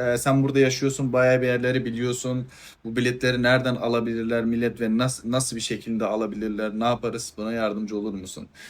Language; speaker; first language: Turkish; non-native, fluent; Persian